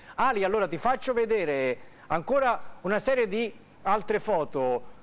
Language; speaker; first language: Italian; native; Italian